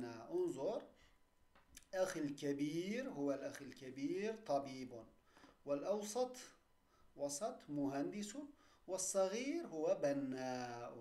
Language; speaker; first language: Arabic; non-native, fluent; Turkish